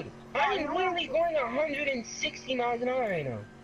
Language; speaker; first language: English; native; English